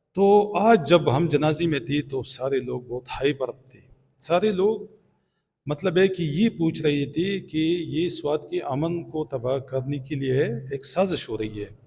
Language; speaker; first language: Urdu; non-native, local second language; Pashto